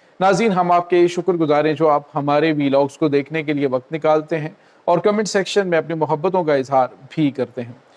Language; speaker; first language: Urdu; native; Urdu